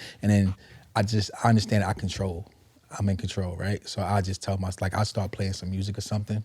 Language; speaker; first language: English; native; English